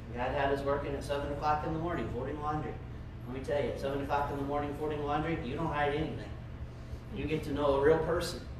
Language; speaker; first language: English; native; English